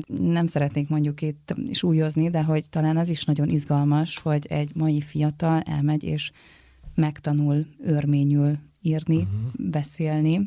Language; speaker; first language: Hungarian; native; Hungarian